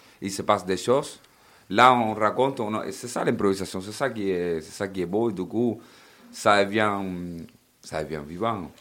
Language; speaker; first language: French; non-native, fluent; Spanish